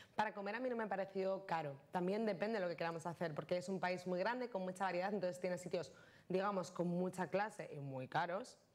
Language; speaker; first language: Spanish; native; Spanish